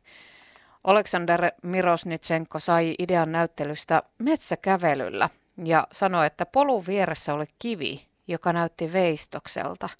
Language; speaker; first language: Finnish; native; Finnish